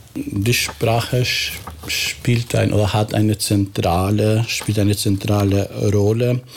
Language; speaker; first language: German; non-native, fluent; Albanian